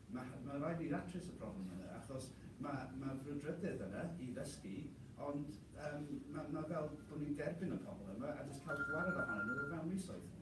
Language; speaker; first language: Welsh; non-native, local second language; English